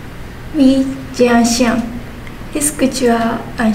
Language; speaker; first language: French; non-native, learner; Japanese